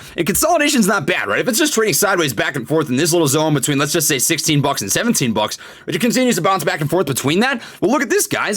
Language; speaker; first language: English; native; English